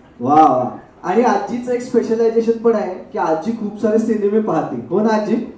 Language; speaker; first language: Marathi; native; Marathi